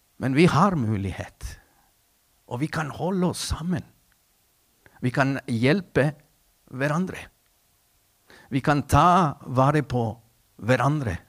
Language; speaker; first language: Norwegian; non-native, fluent; Spanish